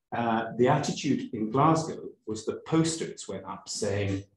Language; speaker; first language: English; native; English